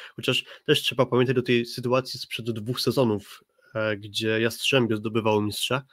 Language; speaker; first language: Polish; native; Polish